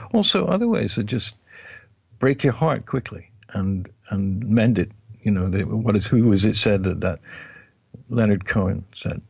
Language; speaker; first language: English; native; English